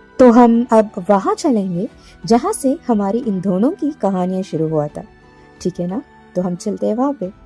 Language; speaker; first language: Hindi; non-native, local second language; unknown